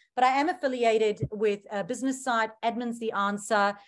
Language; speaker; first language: English; native; English